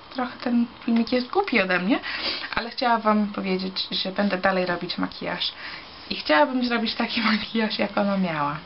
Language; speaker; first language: Polish; early bilingual, heritage; Polish